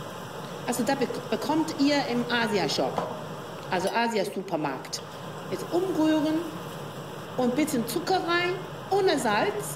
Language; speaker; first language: German; non-native, learner; Chinese